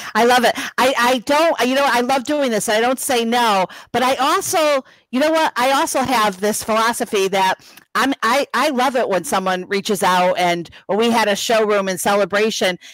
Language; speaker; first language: English; native; English